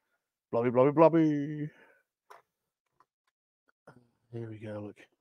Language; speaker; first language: English; native; English